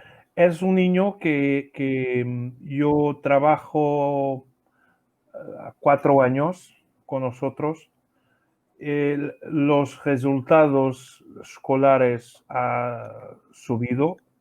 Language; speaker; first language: Spanish; non-native, learner; Portuguese